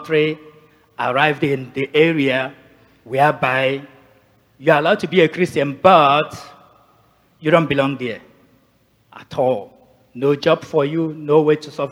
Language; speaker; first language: English; non-native, local second language; Igbo